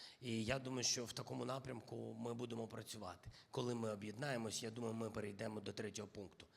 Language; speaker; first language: Ukrainian; non-native, local second language; Russian